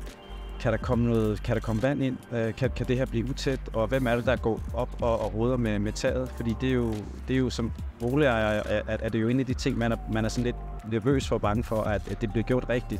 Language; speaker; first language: Danish; non-native, fluent; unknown